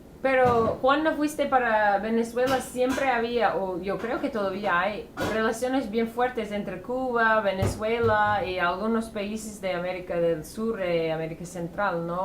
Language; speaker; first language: Spanish; non-native, fluent; English